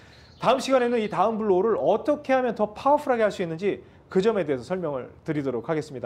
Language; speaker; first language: Korean; native; Korean